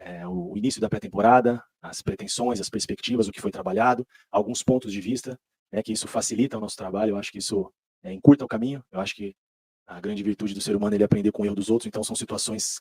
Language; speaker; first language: Portuguese; native; Portuguese